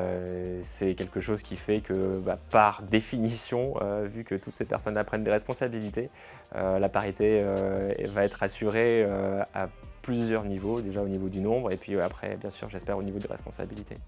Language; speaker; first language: French; native; French